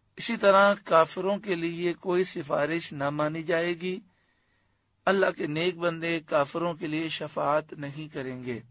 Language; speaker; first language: Urdu; native; Urdu